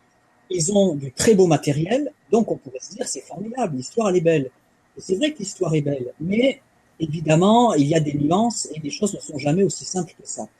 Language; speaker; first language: French; native; French